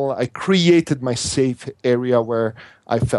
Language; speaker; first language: English; non-native, fluent; Italian